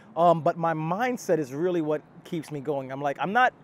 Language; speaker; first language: English; native; English